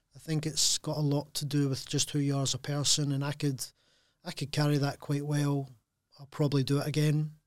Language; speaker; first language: English; native; English